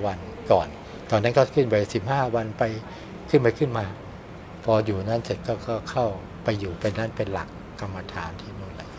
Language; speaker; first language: Thai; native; Thai